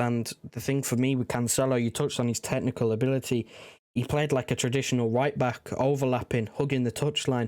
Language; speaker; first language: English; native; English